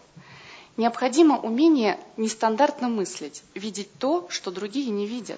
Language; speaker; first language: Russian; native; Russian